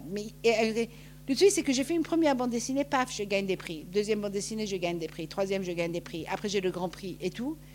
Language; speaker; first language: French; non-native, fluent; Persian